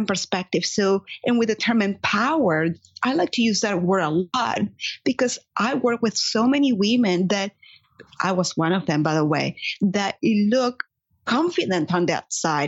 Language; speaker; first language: English; non-native, fluent; Spanish